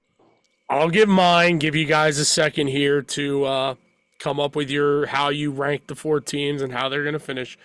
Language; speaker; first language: English; native; English